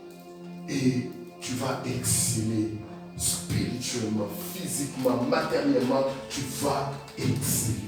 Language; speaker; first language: French; non-native, local second language; Lingala